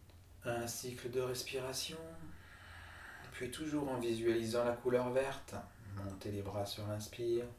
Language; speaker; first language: French; native; French